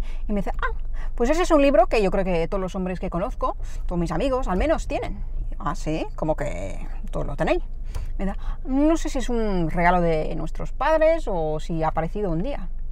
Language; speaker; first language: Spanish; non-native, fluent; English